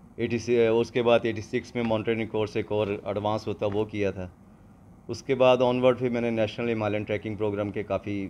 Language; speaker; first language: Hindi; non-native, local second language; Punjabi